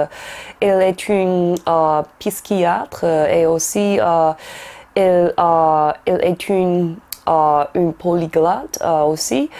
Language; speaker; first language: French; non-native, learner; Chinese